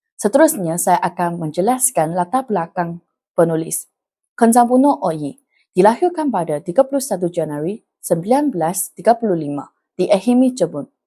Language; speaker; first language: Malay; non-native, local second language; Chinese